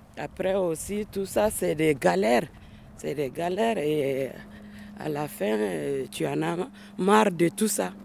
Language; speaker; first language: French; non-native, local second language; Bambara